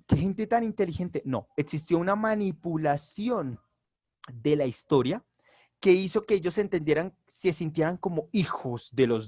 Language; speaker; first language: Spanish; native; Spanish